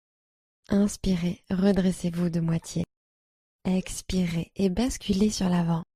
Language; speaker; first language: French; native; French